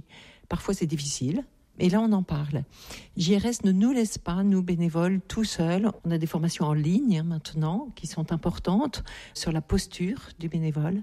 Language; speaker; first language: French; native; French